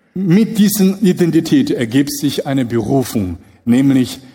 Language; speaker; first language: German; non-native, fluent; Chinese